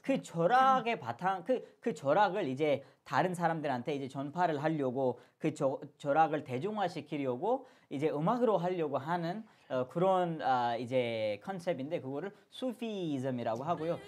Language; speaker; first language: Korean; non-native, fluent; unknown